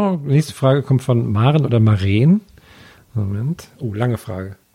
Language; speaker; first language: German; native; German